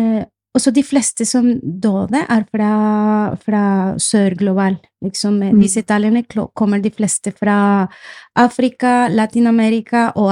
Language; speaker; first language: Norwegian; non-native, fluent; Spanish